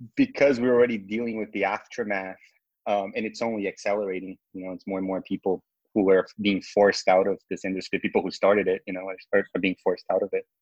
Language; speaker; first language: English; non-native, fluent; Portuguese